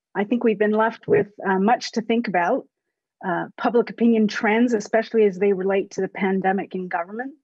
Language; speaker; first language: English; native; English